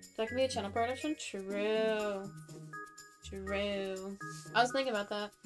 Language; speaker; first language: English; native; English